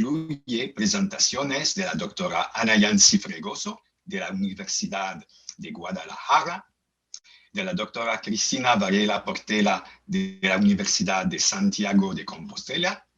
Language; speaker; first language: Spanish; non-native, learner; French